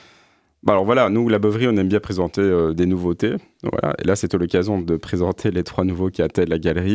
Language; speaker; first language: French; native; French